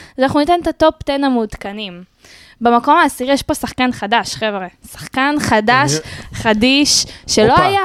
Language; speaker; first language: Hebrew; native; Hebrew